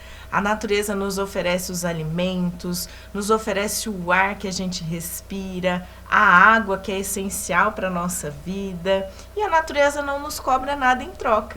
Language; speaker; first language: Portuguese; native; Portuguese